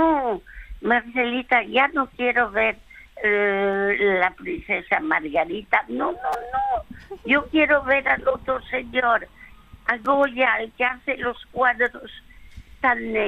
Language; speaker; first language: Spanish; early bilingual, other home language; French